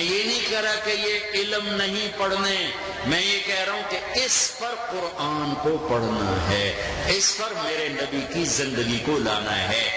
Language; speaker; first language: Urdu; non-native, local second language; Punjabi